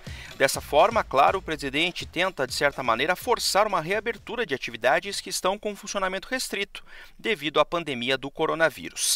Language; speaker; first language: Portuguese; native; Portuguese